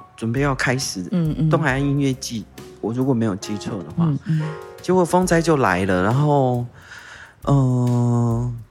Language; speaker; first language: Chinese; non-native, local second language; Min Nan Chinese